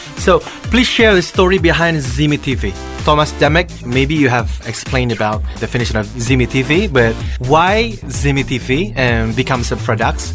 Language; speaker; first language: English; non-native, fluent; Javanese